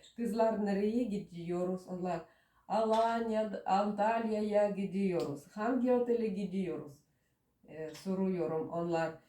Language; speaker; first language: Turkish; non-native, learner; Russian